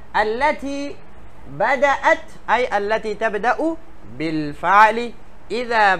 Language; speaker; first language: Arabic; non-native, fluent; Bangla